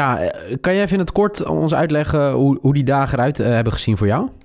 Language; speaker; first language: Dutch; native; Dutch